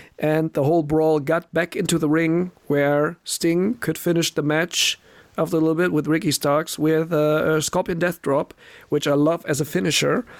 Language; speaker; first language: English; non-native, fluent; German